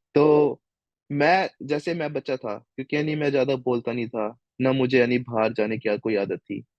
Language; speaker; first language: Hindi; native; Hindi